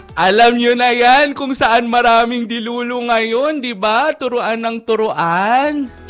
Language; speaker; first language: Filipino; non-native, local second language; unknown